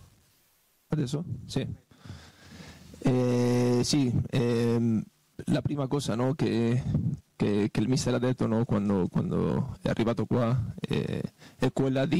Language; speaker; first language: Italian; non-native, fluent; Spanish